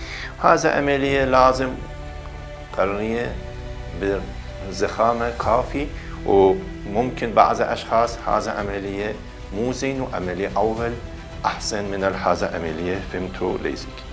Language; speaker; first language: Arabic; non-native, learner; Persian